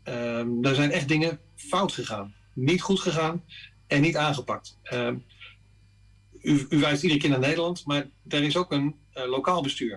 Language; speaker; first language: Dutch; native; Dutch